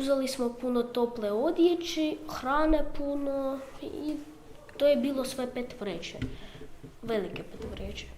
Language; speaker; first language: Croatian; non-native, learner; Ukrainian